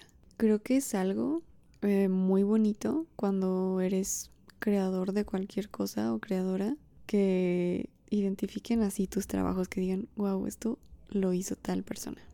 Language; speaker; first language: Spanish; native; Spanish